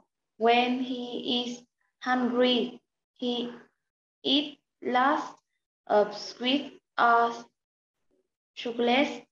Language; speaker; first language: English; non-native, learner; Vietnamese